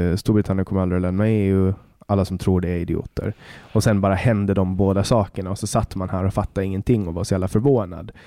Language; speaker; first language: Swedish; native; Swedish